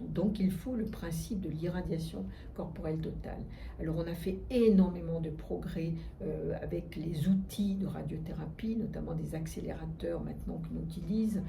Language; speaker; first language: French; native; French